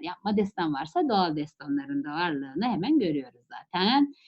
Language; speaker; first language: Turkish; native; Turkish